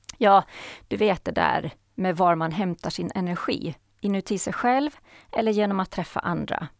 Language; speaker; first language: Swedish; native; Swedish